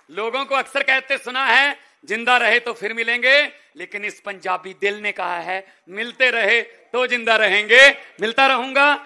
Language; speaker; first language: Hindi; non-native, local second language; Punjabi